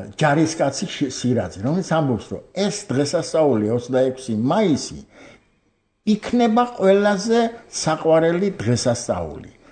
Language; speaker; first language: Georgian; non-native, local second language; Armenian